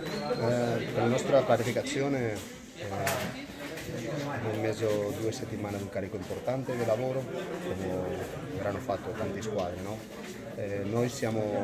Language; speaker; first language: Italian; non-native, fluent; Spanish